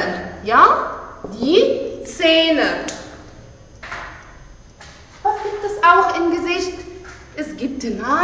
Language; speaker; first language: German; non-native, fluent; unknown